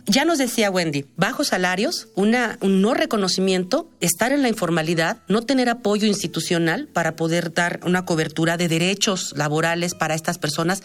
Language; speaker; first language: Spanish; native; Spanish